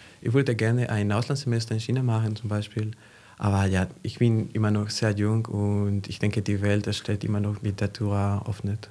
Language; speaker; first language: German; non-native, fluent; Spanish